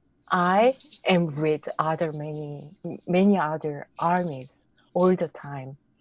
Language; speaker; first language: English; non-native, fluent; Korean